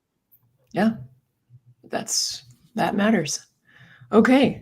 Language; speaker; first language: English; native; English